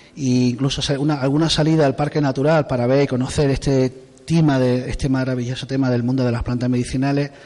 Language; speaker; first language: Spanish; native; Spanish